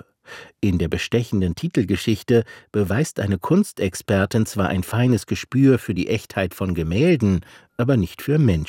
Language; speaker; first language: German; native; German